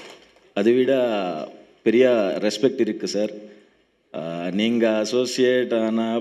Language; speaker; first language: Tamil; non-native, learner; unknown